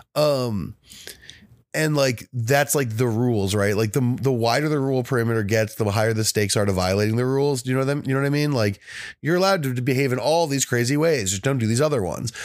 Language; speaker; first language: English; native; English